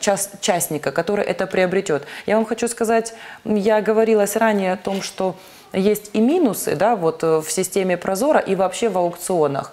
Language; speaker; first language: Russian; native; Russian